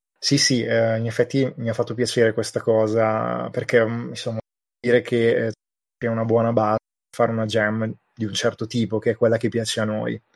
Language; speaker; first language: Italian; native; Italian